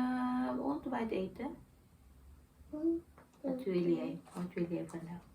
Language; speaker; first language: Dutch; non-native, learner; Cebuano